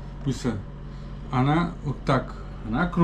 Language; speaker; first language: Russian; non-native, learner; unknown